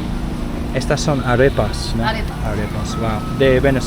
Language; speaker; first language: Spanish; non-native, learner; English